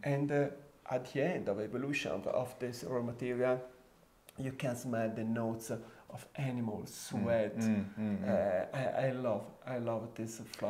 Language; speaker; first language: English; non-native, fluent; Italian